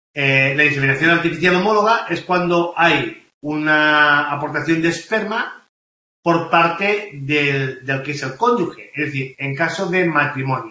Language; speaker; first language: Spanish; native; Spanish